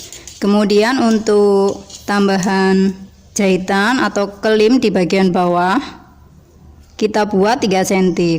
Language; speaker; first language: Indonesian; native; Indonesian